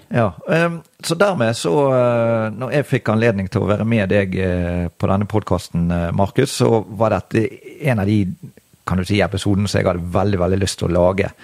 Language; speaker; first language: Norwegian; native; Norwegian